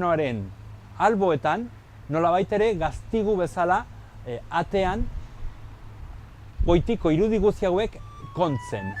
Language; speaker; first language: Basque; native; Basque